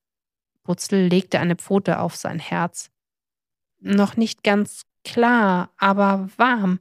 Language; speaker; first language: German; native; German